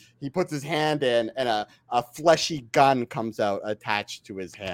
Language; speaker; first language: English; native; English